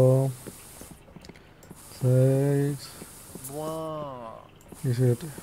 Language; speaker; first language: Spanish; native; Spanish